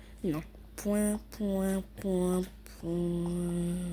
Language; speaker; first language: French; native; French